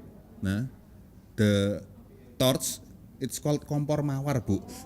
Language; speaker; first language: English; non-native, learner; Indonesian